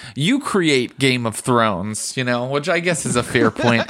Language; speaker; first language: English; native; English